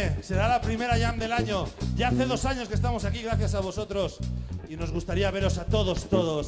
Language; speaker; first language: Spanish; native; Spanish